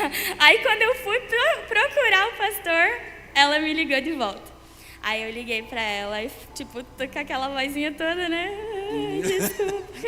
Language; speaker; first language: Portuguese; native; Portuguese